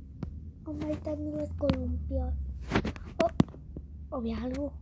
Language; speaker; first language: Spanish; early bilingual, heritage; Spanish